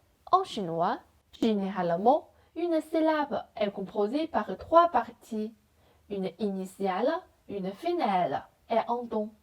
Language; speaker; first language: French; non-native, fluent; Chinese